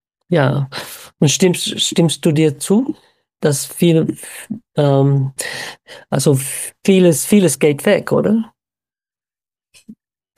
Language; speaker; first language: German; non-native, fluent; English